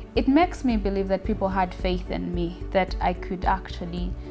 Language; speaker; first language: English; non-native, local second language; Ganda